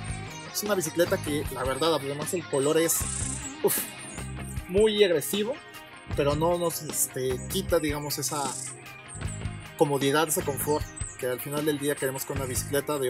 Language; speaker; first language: Spanish; native; Spanish